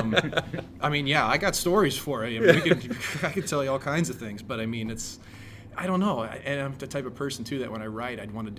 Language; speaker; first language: English; native; English